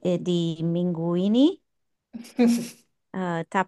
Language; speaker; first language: Indonesian; non-native, learner; English